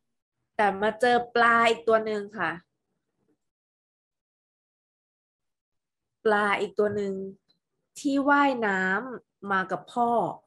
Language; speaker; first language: Thai; native; Thai